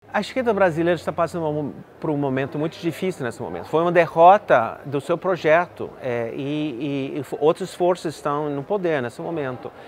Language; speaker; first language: Portuguese; non-native, fluent; English